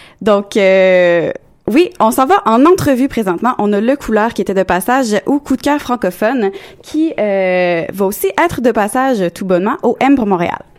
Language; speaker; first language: French; native; French